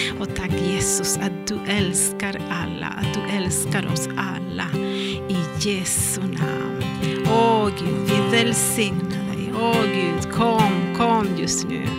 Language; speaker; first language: Swedish; non-native, learner; Spanish